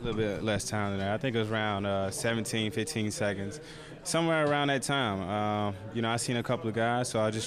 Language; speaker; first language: English; native; English